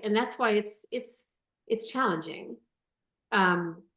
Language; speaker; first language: English; native; English